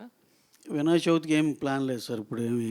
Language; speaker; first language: Telugu; native; Telugu